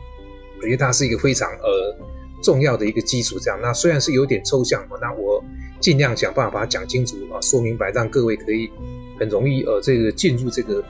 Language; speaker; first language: Chinese; native; Chinese